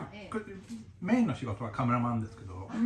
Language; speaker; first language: Japanese; non-native, fluent; Swedish